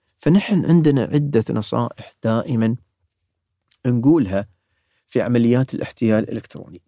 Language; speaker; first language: Arabic; native; Arabic